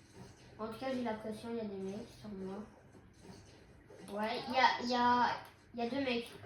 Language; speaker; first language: French; native; French